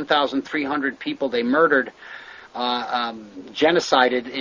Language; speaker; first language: English; native; English